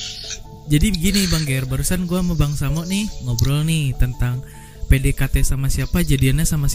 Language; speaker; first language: Indonesian; native; Indonesian